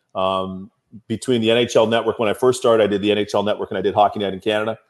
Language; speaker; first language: English; native; English